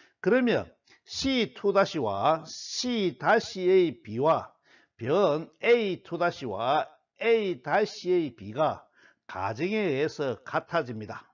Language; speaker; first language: Korean; native; Korean